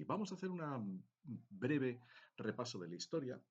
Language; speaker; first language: Spanish; native; Spanish